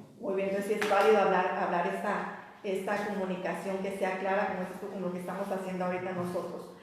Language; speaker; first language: Spanish; native; Spanish